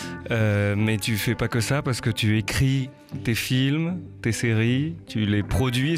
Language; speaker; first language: French; native; French